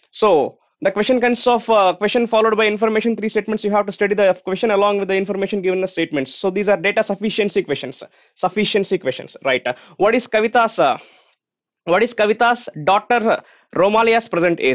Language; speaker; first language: English; non-native, local second language; Telugu